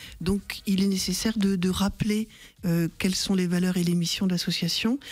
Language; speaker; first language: French; native; French